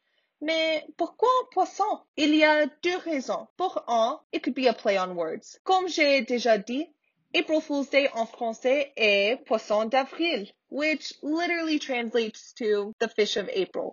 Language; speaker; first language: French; non-native, learner; English